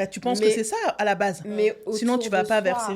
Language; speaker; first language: French; native; French